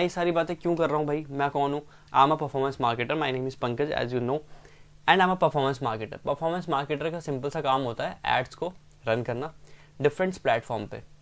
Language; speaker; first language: Hindi; native; Hindi